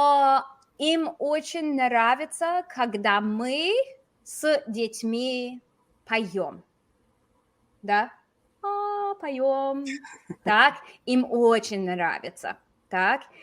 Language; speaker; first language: Russian; non-native, fluent; English